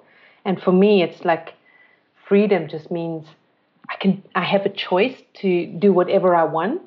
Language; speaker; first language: English; native; English